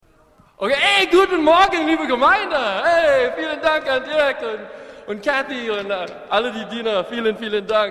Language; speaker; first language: German; non-native, fluent; English